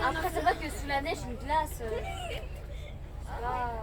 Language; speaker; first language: French; native; French